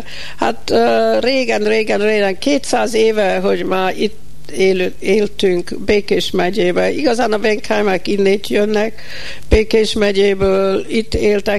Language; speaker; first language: Hungarian; early bilingual, heritage; Hungarian